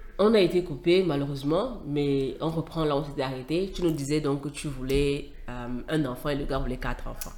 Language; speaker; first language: French; native; French